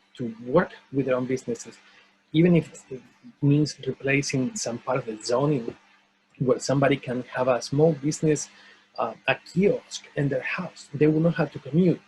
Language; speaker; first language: English; non-native, fluent; Spanish